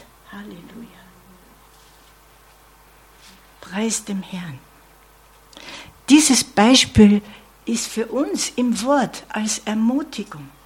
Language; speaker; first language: German; non-native, fluent; English